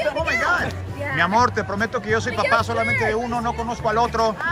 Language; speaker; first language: Spanish; native; Spanish